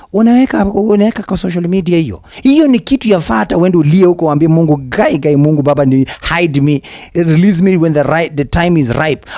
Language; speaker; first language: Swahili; non-native, local second language; Luyia